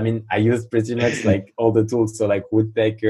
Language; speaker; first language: English; non-native, fluent; French